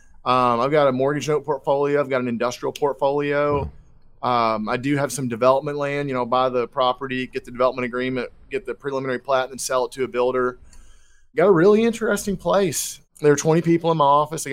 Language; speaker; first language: English; native; English